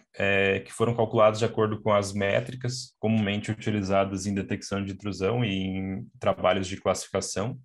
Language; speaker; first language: Portuguese; native; Portuguese